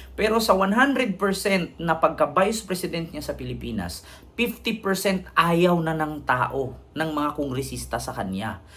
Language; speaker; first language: Filipino; non-native, local second language; Cebuano